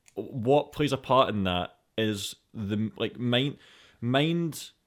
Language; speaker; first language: English; native; English